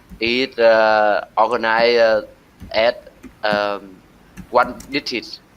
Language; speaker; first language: English; non-native, learner; Vietnamese